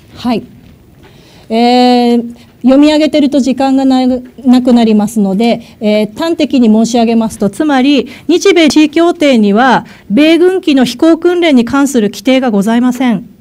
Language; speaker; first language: Japanese; native; Japanese